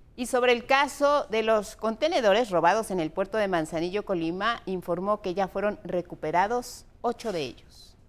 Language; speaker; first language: Spanish; native; Spanish